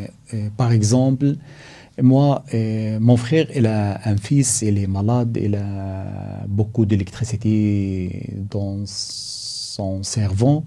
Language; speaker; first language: French; non-native, learner; Arabic